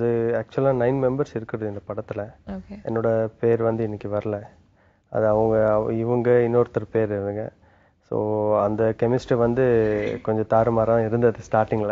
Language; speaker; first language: Tamil; native; Tamil